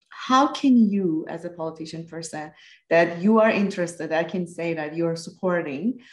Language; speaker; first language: English; non-native, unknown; Persian